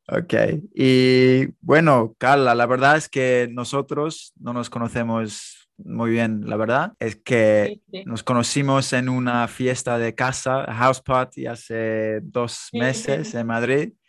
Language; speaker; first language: Spanish; non-native, fluent; English